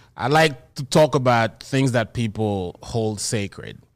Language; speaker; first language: English; non-native, fluent; Haitian Creole